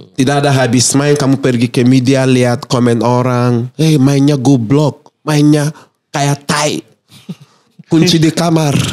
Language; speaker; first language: Indonesian; non-native, fluent; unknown